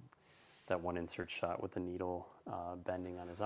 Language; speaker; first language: English; native; English